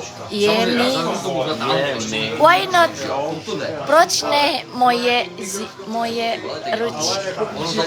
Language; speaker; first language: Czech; non-native, learner; Indonesian